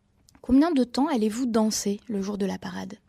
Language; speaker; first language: French; native; French